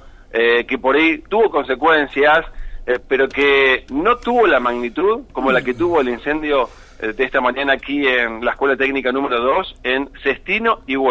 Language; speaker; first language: Spanish; native; Spanish